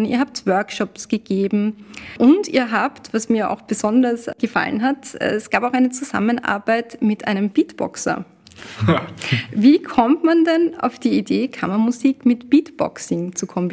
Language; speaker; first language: German; native; German